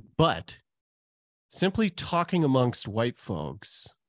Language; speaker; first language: English; native; English